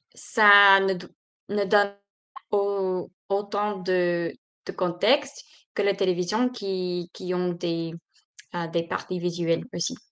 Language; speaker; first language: French; non-native, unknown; English